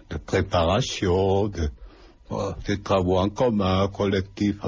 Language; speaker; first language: French; non-native, fluent; Lithuanian